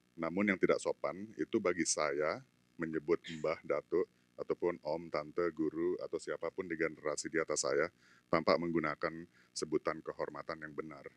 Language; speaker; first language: Indonesian; native; Indonesian